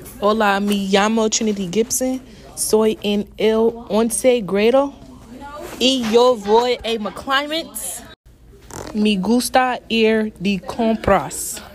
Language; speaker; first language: Spanish; non-native, learner; English